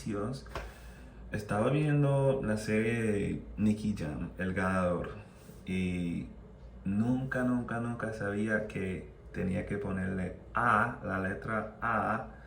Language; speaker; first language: Spanish; non-native, fluent; English